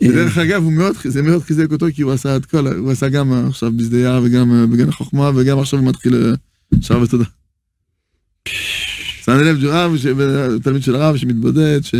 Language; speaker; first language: Hebrew; non-native, fluent; French